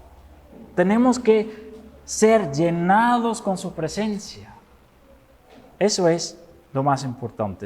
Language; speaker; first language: Spanish; non-native, fluent; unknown